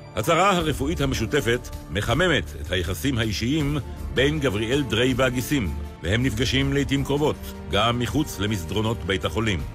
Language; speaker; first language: Hebrew; native; Hebrew